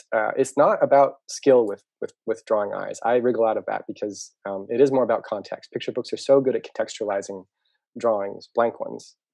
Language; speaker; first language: English; native; English